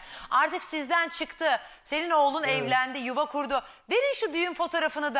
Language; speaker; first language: Turkish; native; Turkish